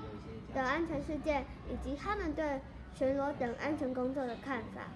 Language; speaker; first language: Chinese; native; Chinese